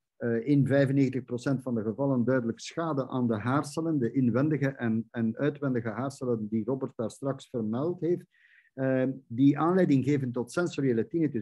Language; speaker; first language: Dutch; native; Dutch